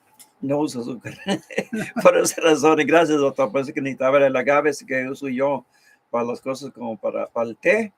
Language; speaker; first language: Spanish; early bilingual, heritage; Spanish